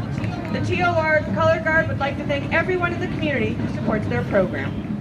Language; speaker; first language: English; native; English